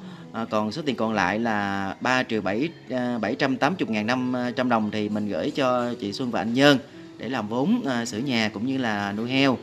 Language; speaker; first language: Vietnamese; native; Vietnamese